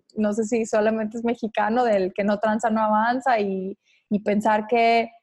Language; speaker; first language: Spanish; native; Spanish